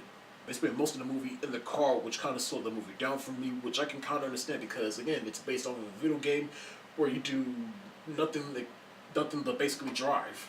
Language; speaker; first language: English; native; English